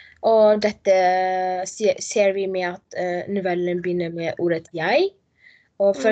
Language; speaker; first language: Norwegian; non-native, learner; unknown